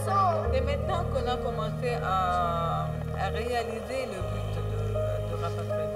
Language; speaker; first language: French; non-native, fluent; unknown